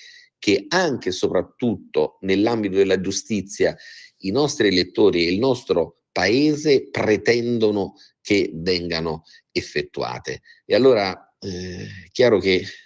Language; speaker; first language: Italian; native; Italian